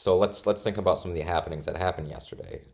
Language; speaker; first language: English; native; English